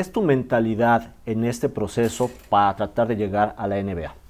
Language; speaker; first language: Spanish; native; Spanish